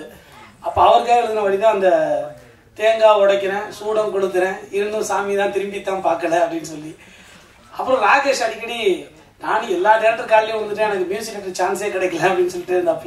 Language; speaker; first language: Tamil; native; Tamil